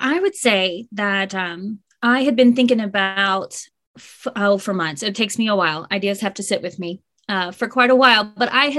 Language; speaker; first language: English; native; English